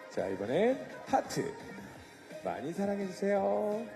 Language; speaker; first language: Korean; native; Korean